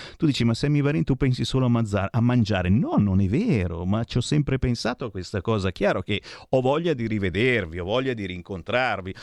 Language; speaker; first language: Italian; native; Italian